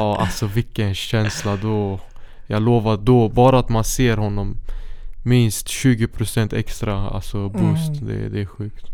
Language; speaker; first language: Swedish; early bilingual, other home language; Syriac